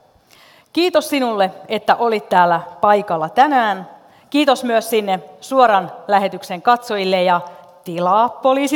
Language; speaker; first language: Finnish; native; Finnish